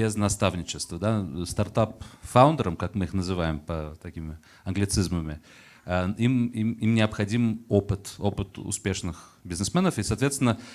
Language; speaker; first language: Russian; early bilingual, heritage; Russian